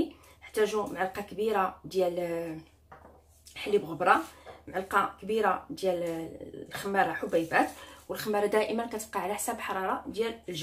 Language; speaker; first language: Arabic; native; Arabic